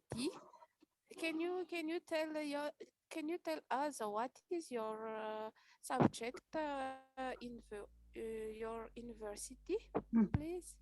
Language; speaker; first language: English; non-native, learner; Malagasy